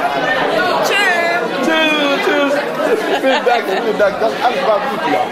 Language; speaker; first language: German; early bilingual, other home language; Lingala